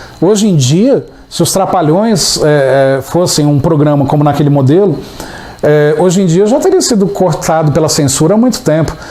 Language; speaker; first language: Portuguese; native; Portuguese